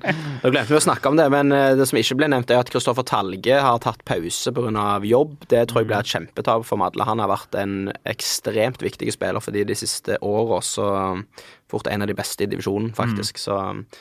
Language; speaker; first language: Norwegian; native; Norwegian